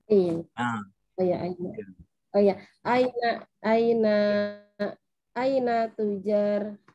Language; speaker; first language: Arabic; non-native, learner; Indonesian